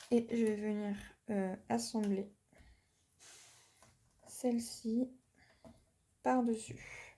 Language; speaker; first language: French; native; French